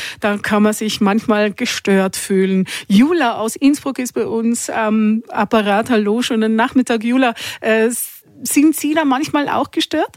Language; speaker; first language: German; native; German